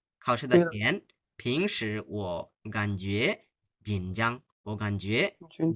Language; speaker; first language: Chinese; non-native, fluent; Bangla